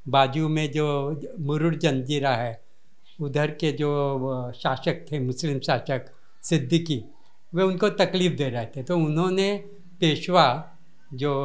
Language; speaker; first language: Hindi; non-native, local second language; Marathi